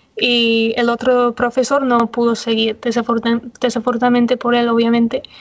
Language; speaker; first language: Spanish; non-native, fluent; English